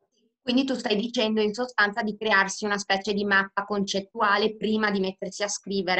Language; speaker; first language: Italian; native; Italian